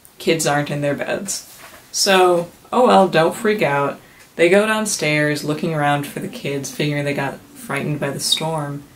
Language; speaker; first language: English; native; English